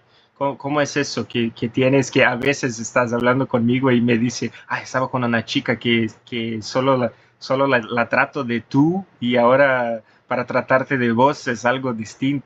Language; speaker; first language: Spanish; non-native, fluent; Portuguese